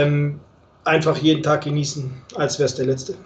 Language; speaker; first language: German; native; German